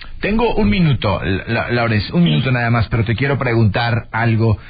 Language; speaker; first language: Spanish; native; Spanish